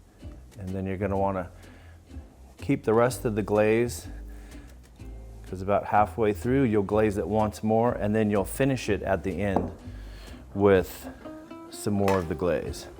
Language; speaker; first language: English; native; English